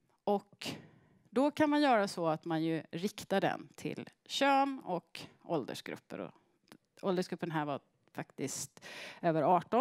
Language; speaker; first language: Swedish; native; Swedish